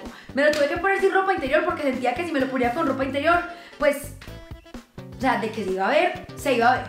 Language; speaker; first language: Spanish; native; Spanish